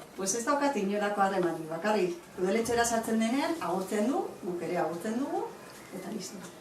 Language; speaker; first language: Basque; non-native, local second language; Spanish